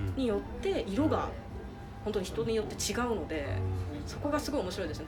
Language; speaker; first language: Japanese; native; Japanese